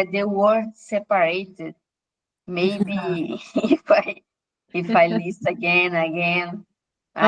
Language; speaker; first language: English; non-native, learner; Portuguese